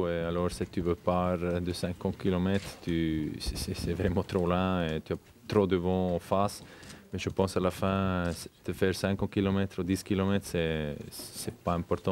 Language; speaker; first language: French; non-native, fluent; German